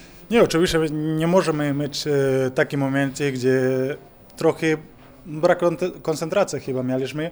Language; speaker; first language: Polish; non-native, learner; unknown